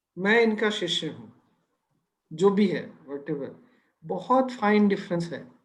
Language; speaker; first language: Hindi; native; Hindi